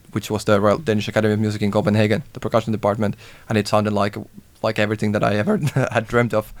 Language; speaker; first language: English; non-native, fluent; Finnish